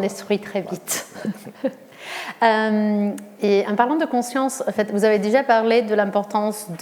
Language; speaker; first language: French; non-native, fluent; Catalan